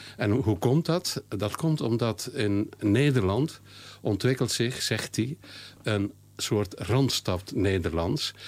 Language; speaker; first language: Dutch; native; Dutch